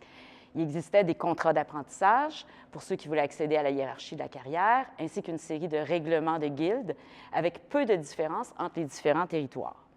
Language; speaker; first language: French; native; French